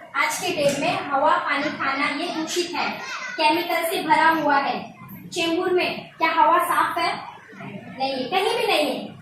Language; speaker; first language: Hindi; non-native, local second language; Marathi